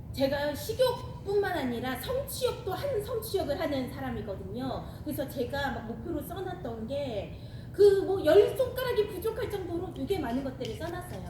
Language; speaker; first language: Korean; native; Korean